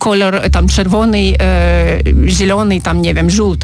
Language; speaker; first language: Polish; non-native, fluent; Ukrainian